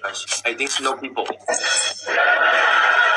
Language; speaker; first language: English; non-native, learner; Chinese